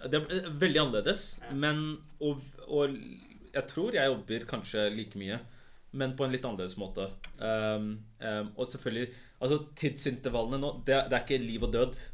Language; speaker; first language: Norwegian; early bilingual, other home language; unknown